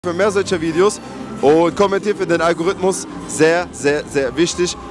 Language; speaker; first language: German; early bilingual, other home language; Turkish